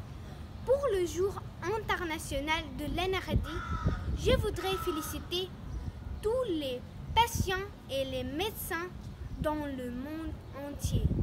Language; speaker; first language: French; non-native, learner; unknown